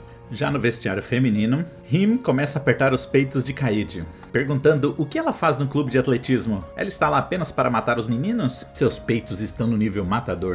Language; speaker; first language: Portuguese; native; Portuguese